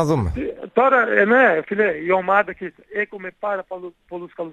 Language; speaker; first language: Greek; non-native, learner; Portuguese